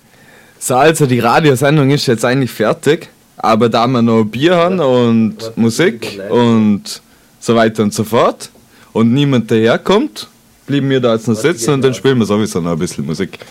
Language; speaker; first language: German; native; German